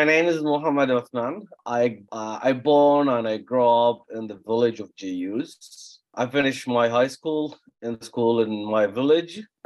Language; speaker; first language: English; non-native, fluent; Arabic